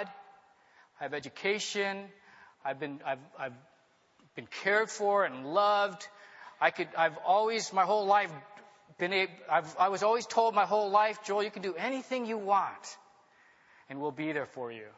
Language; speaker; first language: English; native; English